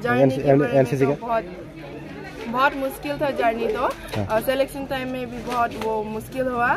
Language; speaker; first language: Hindi; non-native, local second language; Garo